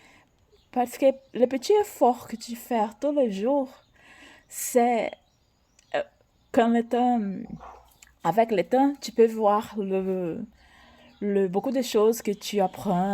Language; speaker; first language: French; non-native, learner; Portuguese